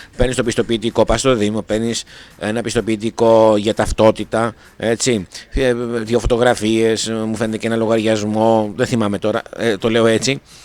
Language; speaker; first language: Greek; native; Greek